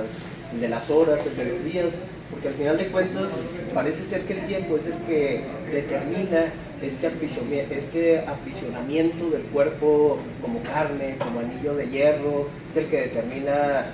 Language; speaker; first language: Spanish; native; Spanish